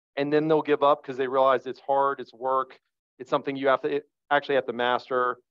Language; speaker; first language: English; native; English